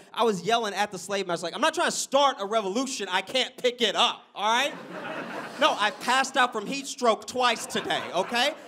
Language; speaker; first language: English; native; English